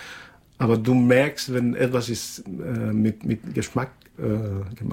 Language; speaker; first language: German; non-native, fluent; Spanish